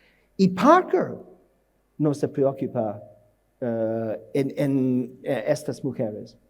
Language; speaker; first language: Spanish; non-native, learner; English